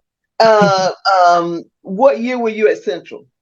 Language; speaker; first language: English; native; English